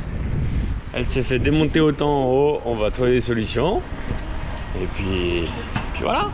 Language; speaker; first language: French; native; French